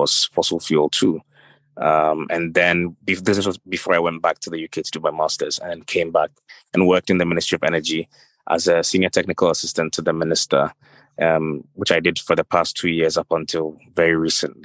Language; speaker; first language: English; non-native, local second language; Akan